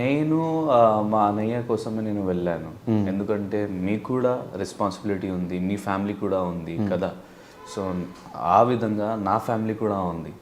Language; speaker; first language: Telugu; non-native, learner; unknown